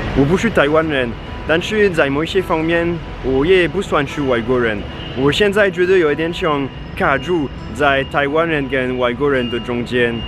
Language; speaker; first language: Chinese; non-native, fluent; French